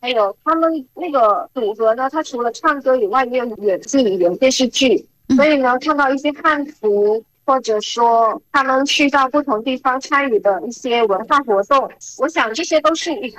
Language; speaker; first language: Chinese; early bilingual, heritage; Chinese